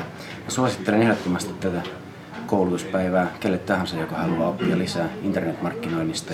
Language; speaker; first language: Finnish; native; Finnish